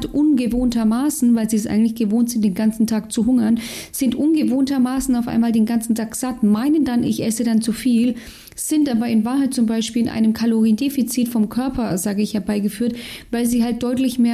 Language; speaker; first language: German; native; German